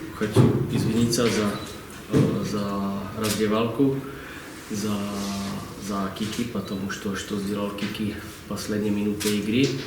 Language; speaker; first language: Russian; non-native, learner; Czech